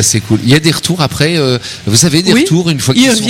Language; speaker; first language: French; native; French